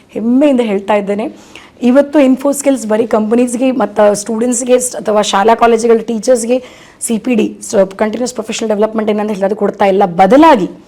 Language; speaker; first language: Kannada; non-native, local second language; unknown